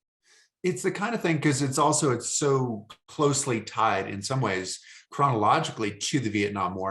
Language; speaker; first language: English; native; English